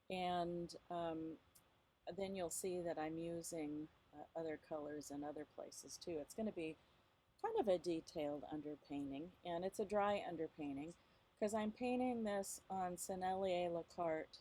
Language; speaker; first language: English; native; English